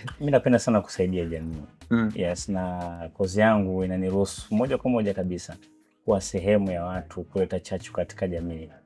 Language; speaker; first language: Swahili; native; Swahili